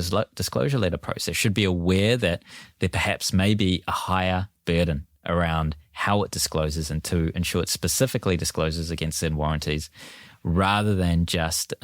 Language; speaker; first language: English; native; English